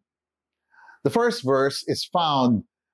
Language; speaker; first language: English; non-native, local second language; Filipino